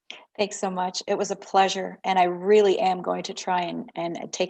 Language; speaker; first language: English; native; English